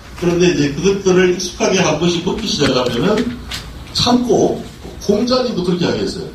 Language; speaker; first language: Korean; native; Korean